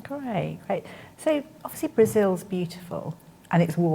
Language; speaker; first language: English; native; English